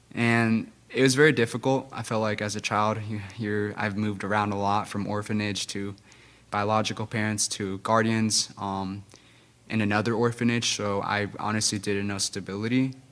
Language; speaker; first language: English; non-native, fluent; Spanish